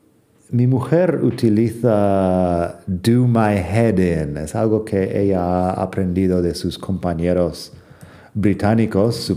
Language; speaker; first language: Spanish; non-native, fluent; English